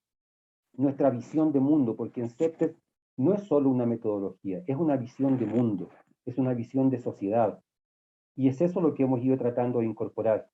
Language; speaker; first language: Spanish; native; Spanish